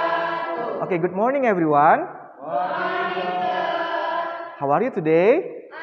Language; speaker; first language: English; non-native, fluent; Indonesian